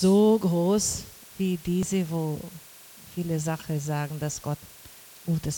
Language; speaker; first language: German; non-native, learner; Portuguese